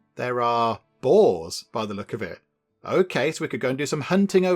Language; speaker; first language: English; native; English